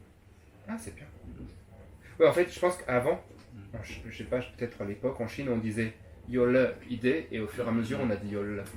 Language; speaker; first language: French; native; French